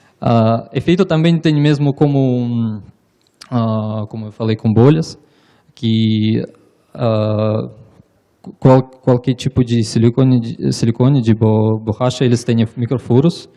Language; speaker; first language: Portuguese; non-native, learner; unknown